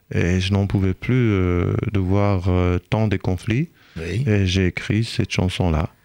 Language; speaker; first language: French; non-native, fluent; Hebrew